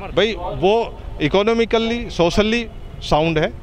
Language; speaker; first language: Hindi; native; Hindi